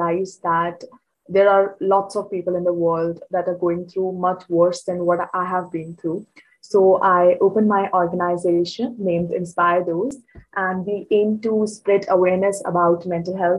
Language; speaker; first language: English; non-native, local second language; Hindi